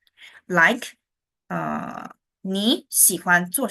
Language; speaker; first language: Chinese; non-native, fluent; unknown